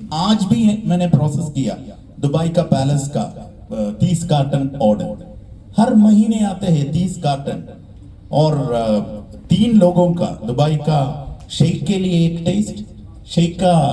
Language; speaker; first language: Hindi; non-native, learner; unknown